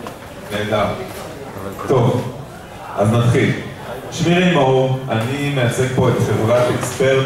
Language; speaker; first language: Hebrew; native; Hebrew